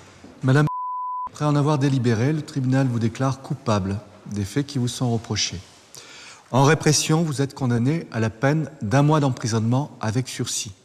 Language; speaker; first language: French; native; French